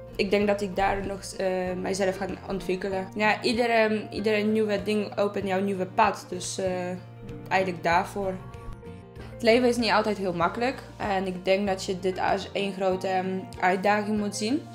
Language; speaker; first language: Dutch; non-native, fluent; Polish